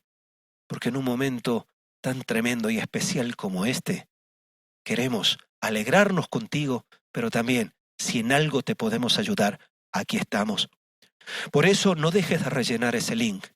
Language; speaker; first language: Spanish; native; Spanish